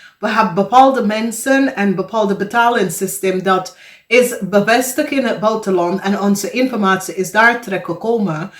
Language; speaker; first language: Dutch; non-native, fluent; English